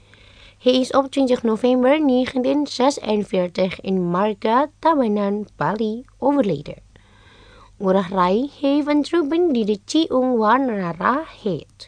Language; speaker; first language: Dutch; non-native, fluent; Indonesian